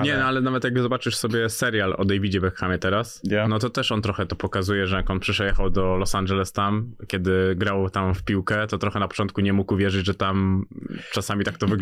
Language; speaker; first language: Polish; native; Polish